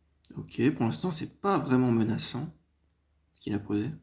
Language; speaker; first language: French; native; French